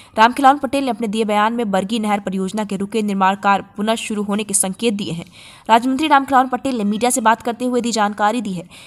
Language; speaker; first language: Hindi; native; Hindi